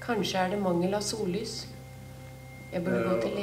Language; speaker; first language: Norwegian; non-native, fluent; Persian